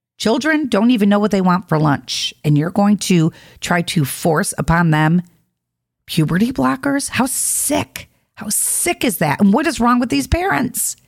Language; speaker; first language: English; native; English